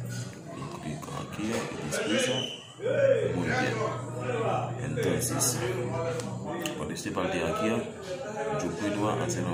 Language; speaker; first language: Spanish; non-native, learner; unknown